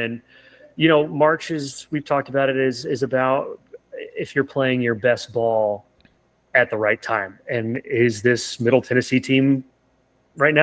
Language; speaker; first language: English; native; English